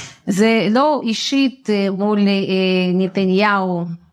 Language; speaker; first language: Hebrew; non-native, fluent; Russian